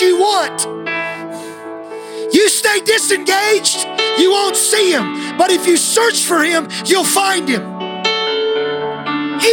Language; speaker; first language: English; native; English